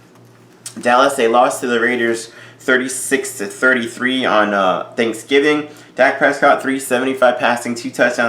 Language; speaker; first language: English; native; English